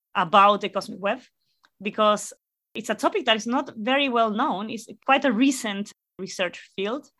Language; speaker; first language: English; non-native, fluent; Spanish